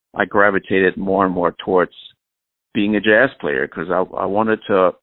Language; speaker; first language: English; non-native, fluent; German